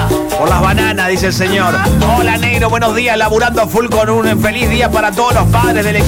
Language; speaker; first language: Spanish; native; Spanish